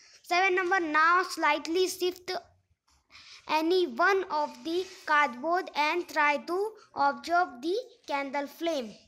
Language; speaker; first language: English; non-native, local second language; Hindi